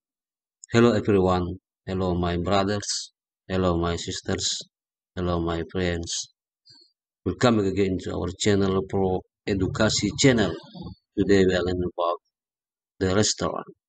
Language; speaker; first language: English; non-native, learner; Indonesian